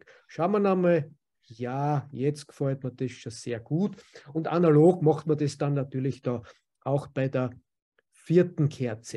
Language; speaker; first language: German; native; German